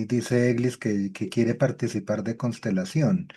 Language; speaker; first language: Spanish; native; Spanish